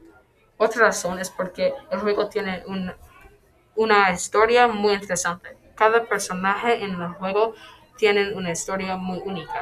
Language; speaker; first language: Spanish; non-native, learner; English